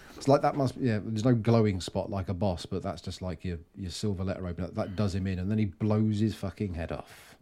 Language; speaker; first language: English; native; English